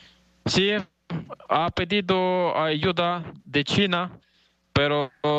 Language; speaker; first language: Spanish; non-native, fluent; Ukrainian